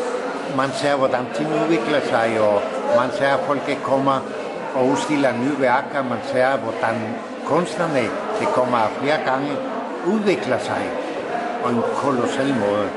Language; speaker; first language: Danish; non-native, fluent; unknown